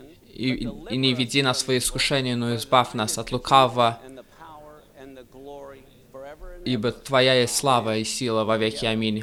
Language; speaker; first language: Russian; early bilingual, heritage; Russian